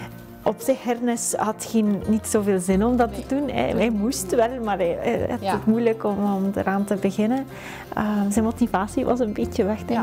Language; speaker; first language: Dutch; native; Dutch